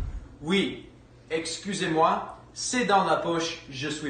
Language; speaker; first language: French; non-native, learner; English